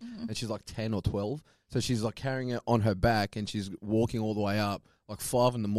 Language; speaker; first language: English; native; English